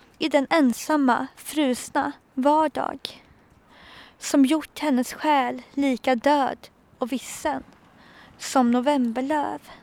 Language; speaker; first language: Swedish; native; Swedish